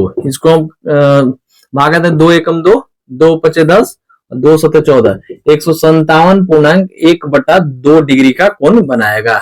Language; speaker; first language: Hindi; native; Hindi